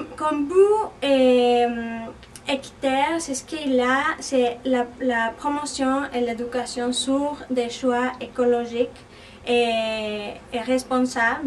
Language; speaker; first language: French; non-native, fluent; Spanish